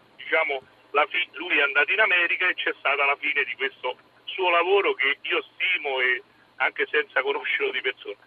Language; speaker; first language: Italian; native; Italian